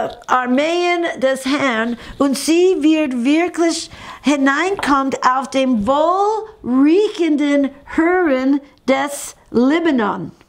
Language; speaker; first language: German; non-native, fluent; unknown